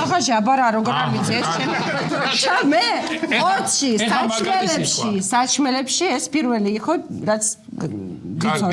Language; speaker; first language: Georgian; non-native, fluent; Russian